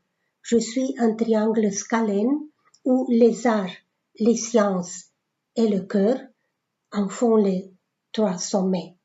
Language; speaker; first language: French; non-native, fluent; Romanian